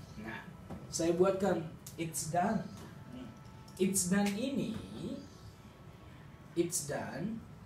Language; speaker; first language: English; non-native, fluent; Indonesian